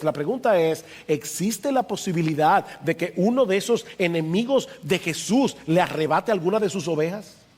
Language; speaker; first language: Spanish; native; Spanish